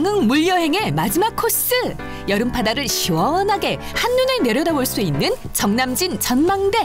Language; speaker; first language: Korean; native; Korean